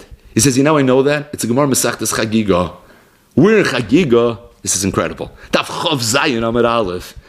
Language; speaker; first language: English; native; English